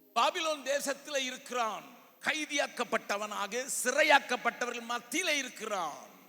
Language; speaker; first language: Tamil; native; Tamil